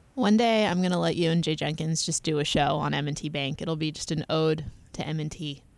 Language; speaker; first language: English; native; English